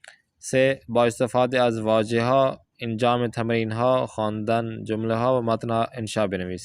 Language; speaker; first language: Persian; non-native, fluent; Urdu